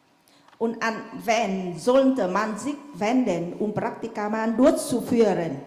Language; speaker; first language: German; non-native, fluent; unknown